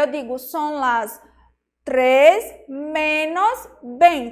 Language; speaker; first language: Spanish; non-native, fluent; Portuguese